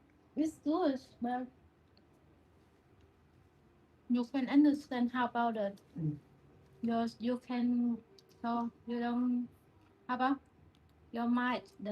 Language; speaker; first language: English; non-native, learner; Vietnamese